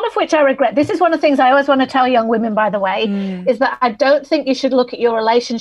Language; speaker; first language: English; native; English